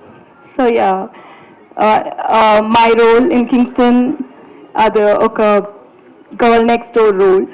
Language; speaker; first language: Telugu; non-native, learner; Tamil